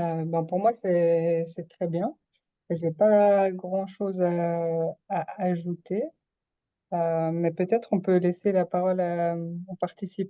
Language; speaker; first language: French; native; French